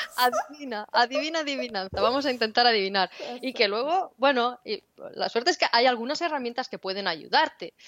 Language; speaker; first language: Spanish; native; Spanish